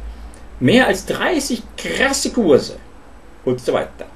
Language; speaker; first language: German; native; German